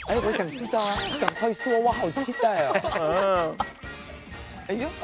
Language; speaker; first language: Chinese; native; Chinese